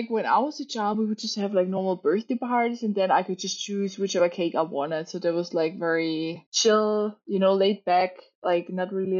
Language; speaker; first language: English; non-native, fluent; German